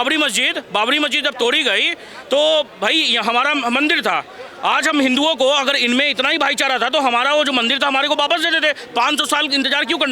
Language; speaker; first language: Hindi; native; Hindi